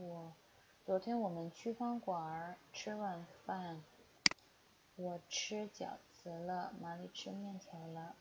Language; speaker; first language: Chinese; non-native, fluent; Indonesian